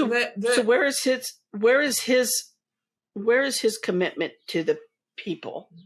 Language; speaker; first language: English; native; English